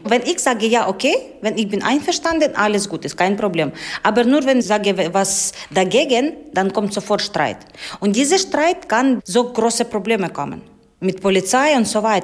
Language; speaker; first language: German; non-native, learner; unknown